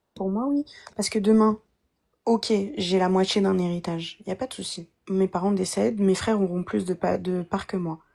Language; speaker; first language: French; early bilingual, other home language; Arabic